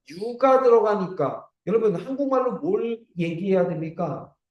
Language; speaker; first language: Korean; native; Korean